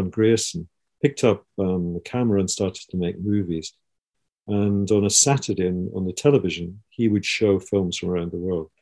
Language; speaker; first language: English; native; English